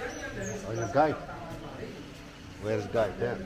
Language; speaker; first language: English; non-native, learner; Turkish